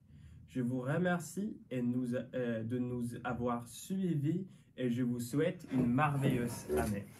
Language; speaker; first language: French; non-native, learner; Swedish